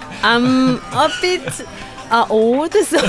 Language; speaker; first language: English; non-native, learner; Korean